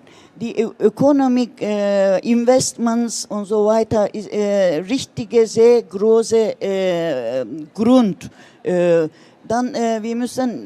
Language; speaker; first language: German; non-native, learner; Turkish